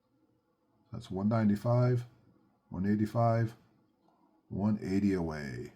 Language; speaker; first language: English; native; English